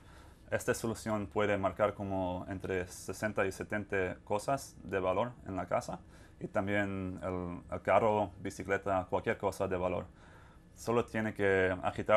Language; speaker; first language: Spanish; non-native, fluent; English